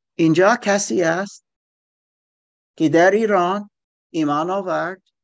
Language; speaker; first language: Persian; non-native, learner; German